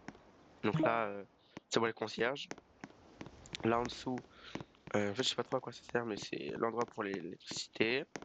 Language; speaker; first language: French; native; French